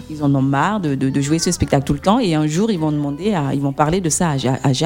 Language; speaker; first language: French; native; French